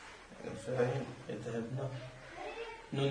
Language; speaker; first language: Arabic; non-native, learner; French